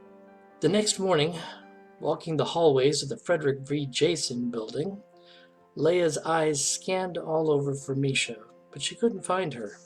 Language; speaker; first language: English; native; English